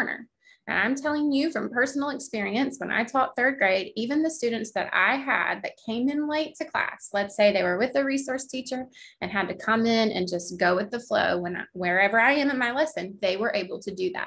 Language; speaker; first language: English; native; English